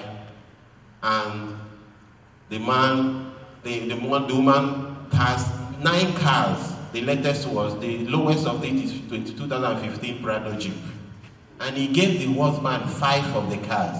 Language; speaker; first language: English; non-native, local second language; Igbo